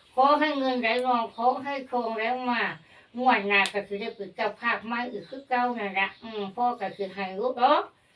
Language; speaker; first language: Thai; native; Thai